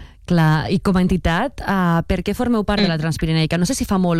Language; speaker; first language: Catalan; native; Catalan